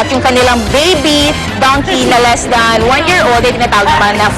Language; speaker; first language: Filipino; native; Filipino